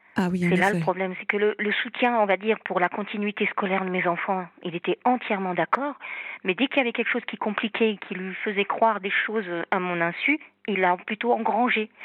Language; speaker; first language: French; native; French